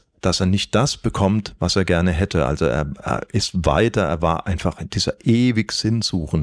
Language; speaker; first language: German; native; German